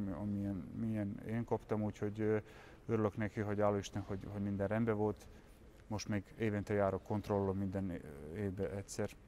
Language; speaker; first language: Hungarian; non-native, fluent; Serbian